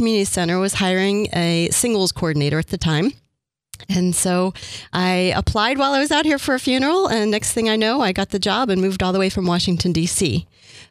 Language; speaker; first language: English; native; English